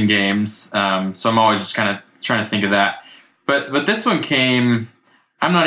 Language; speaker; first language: English; native; English